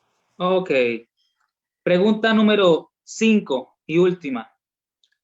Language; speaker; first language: Spanish; native; Spanish